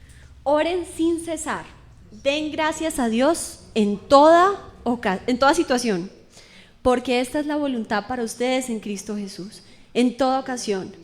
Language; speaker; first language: Spanish; native; Spanish